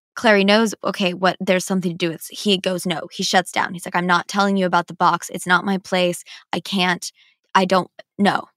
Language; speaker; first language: English; native; English